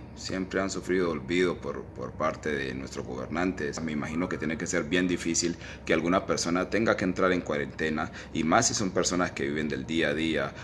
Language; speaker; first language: Spanish; native; Spanish